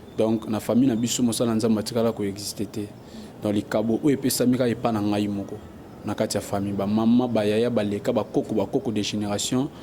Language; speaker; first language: Lingala; native; Lingala